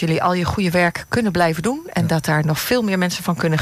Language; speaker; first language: Dutch; native; Dutch